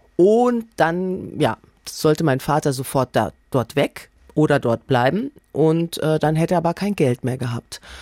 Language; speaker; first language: German; native; German